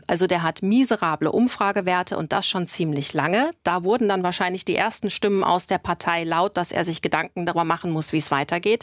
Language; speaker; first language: German; native; German